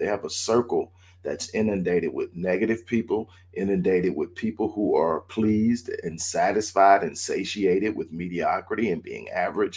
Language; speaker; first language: English; native; English